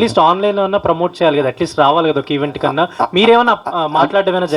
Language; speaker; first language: Telugu; native; Telugu